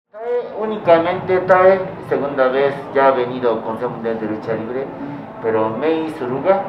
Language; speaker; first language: Spanish; non-native, fluent; Japanese